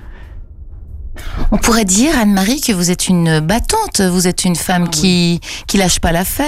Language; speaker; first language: French; native; French